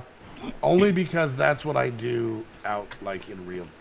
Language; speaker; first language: English; native; English